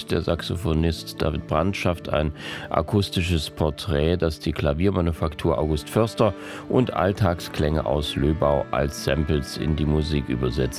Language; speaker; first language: German; native; German